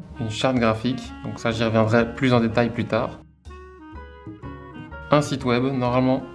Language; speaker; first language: French; native; French